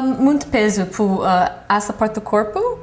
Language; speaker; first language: Portuguese; early bilingual, heritage; Portuguese